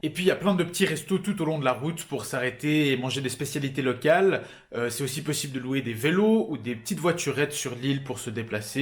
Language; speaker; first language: French; native; French